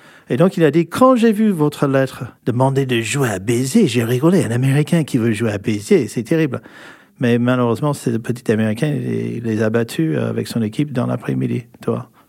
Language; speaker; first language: French; non-native, fluent; English